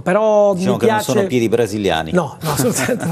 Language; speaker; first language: Italian; native; Italian